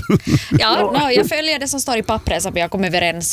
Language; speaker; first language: Swedish; native; Swedish